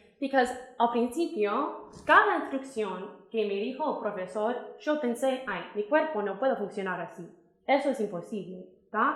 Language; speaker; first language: Spanish; non-native, fluent; English